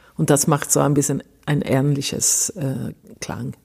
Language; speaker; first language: German; non-native, fluent; Swedish